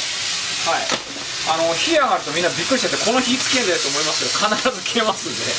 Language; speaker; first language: Japanese; native; Japanese